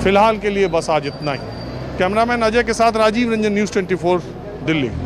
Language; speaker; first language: Hindi; native; Hindi